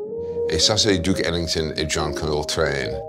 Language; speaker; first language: French; non-native, fluent; English